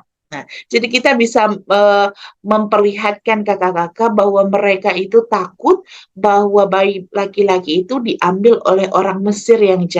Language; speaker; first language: Indonesian; native; Indonesian